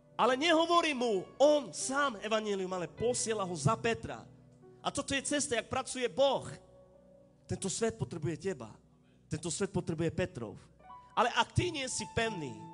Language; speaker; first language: Slovak; non-native, local second language; Romany